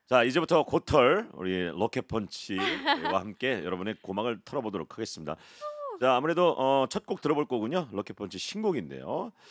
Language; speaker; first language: Korean; native; Korean